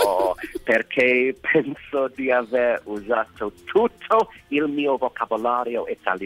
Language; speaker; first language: Italian; non-native, learner; English